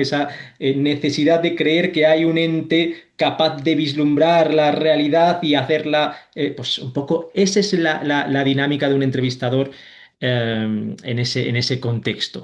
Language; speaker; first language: Spanish; native; Spanish